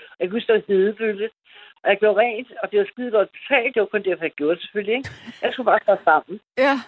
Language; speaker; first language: Danish; native; Danish